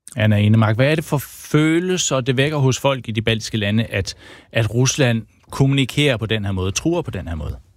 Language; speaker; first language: Danish; native; Danish